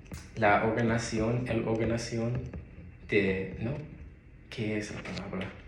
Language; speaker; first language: Spanish; non-native, learner; English